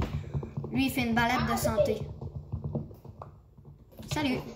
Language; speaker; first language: French; native; French